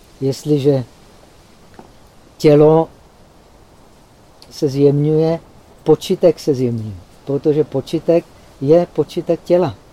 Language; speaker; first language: Czech; native; Czech